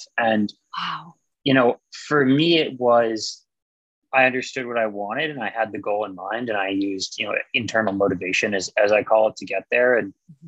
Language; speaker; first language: English; native; English